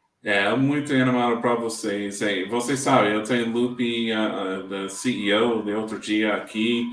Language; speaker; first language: Portuguese; non-native, learner; English